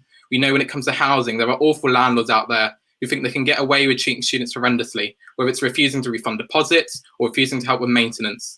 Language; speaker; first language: English; native; English